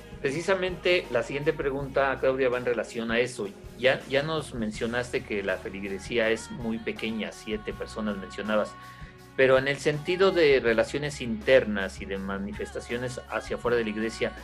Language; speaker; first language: Spanish; native; Spanish